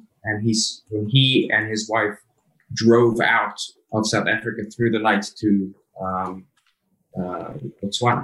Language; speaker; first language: English; native; English